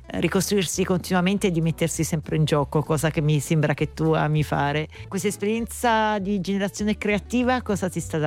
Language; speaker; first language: Italian; native; Italian